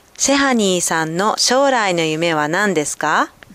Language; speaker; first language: Japanese; native; Japanese